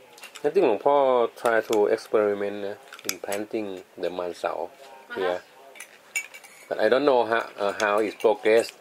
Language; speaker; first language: English; non-native, learner; Thai